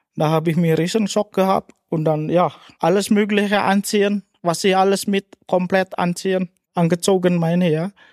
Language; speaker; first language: German; non-native, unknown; Indonesian